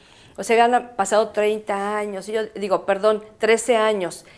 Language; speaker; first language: Spanish; native; Spanish